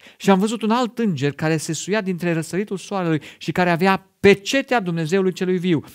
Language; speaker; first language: Romanian; non-native, fluent; German